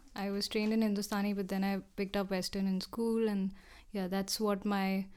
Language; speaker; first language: English; non-native, local second language; Hindi